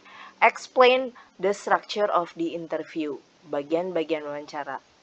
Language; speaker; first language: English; non-native, fluent; Indonesian